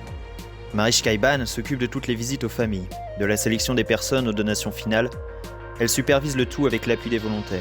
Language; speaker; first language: French; native; French